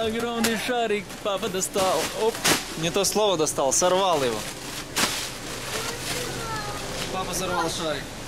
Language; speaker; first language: Russian; native; Russian